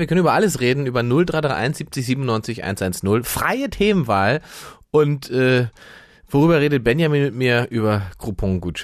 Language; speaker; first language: German; native; German